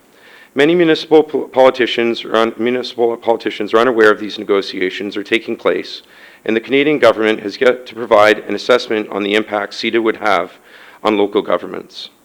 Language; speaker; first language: English; native; English